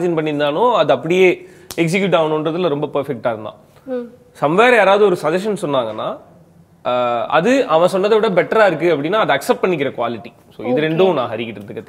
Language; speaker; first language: Tamil; native; Tamil